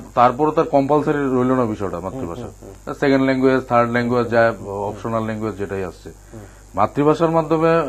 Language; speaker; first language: Bangla; native; Bangla